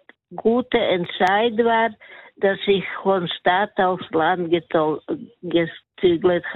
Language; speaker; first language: German; non-native, fluent; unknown